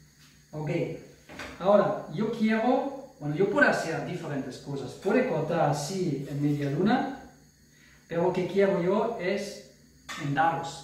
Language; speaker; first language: Spanish; non-native, fluent; German